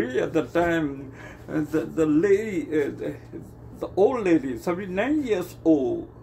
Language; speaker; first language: English; non-native, learner; Burmese